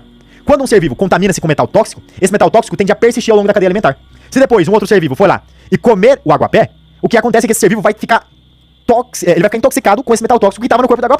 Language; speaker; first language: Portuguese; native; Portuguese